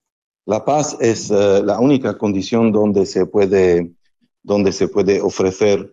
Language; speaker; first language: Spanish; non-native, fluent; Arabic